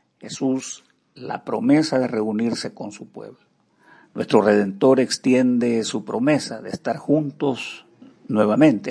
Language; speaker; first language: Spanish; native; Spanish